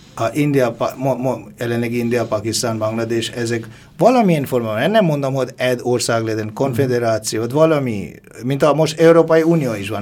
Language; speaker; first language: Hungarian; non-native, fluent; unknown